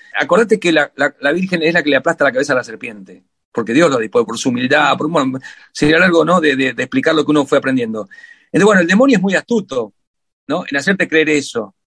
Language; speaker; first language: Spanish; native; Spanish